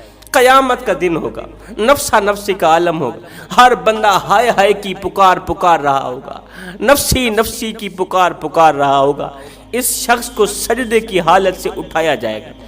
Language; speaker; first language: Urdu; native; Urdu